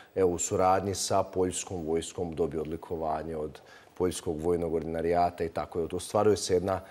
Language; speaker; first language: Croatian; native; Croatian